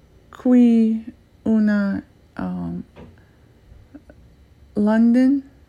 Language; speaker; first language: Spanish; non-native, learner; English